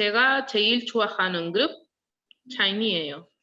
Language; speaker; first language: Korean; non-native, learner; Spanish